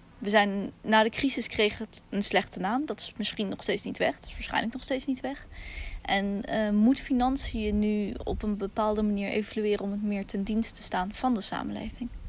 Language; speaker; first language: Dutch; early bilingual, other home language; Russian